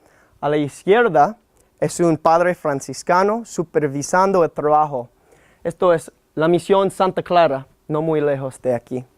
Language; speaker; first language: Spanish; non-native, learner; English